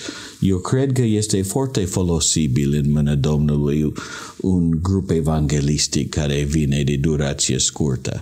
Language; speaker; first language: Romanian; non-native, learner; English